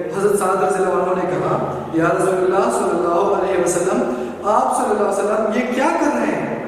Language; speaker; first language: Urdu; non-native, local second language; Pashto